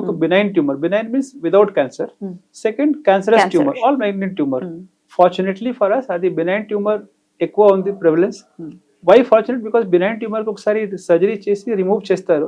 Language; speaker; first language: Telugu; non-native, fluent; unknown